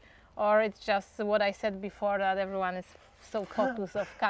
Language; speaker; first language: English; non-native, fluent; Polish